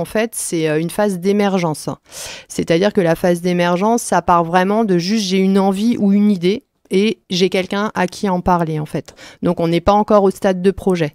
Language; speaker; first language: French; native; French